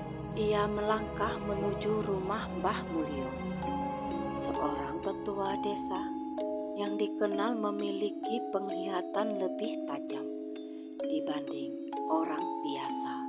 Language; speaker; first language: Indonesian; native; Indonesian